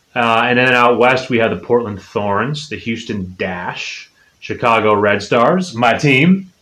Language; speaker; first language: English; native; English